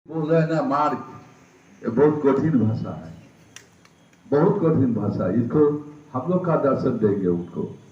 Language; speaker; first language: Hindi; non-native, local second language; Bangla